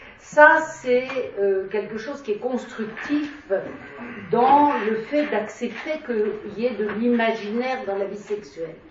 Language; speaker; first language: French; native; French